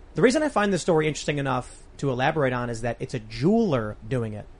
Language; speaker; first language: English; native; English